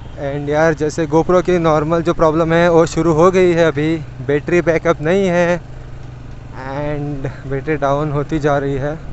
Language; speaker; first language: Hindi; non-native, local second language; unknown